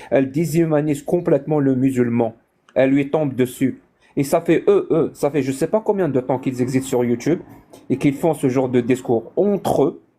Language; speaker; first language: French; non-native, local second language; Arabic